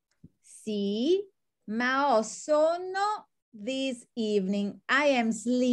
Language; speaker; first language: English; non-native, fluent; Italian